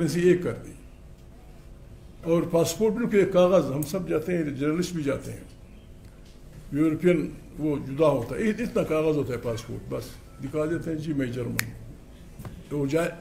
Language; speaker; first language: Urdu; non-native, local second language; Pashto